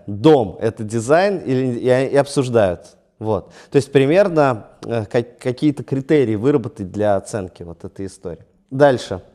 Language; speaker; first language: Russian; native; Russian